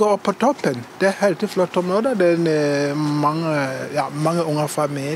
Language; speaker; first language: Norwegian; non-native, fluent; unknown